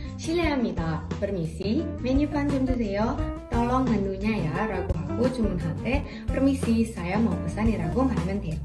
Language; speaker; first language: Korean; non-native, fluent; Indonesian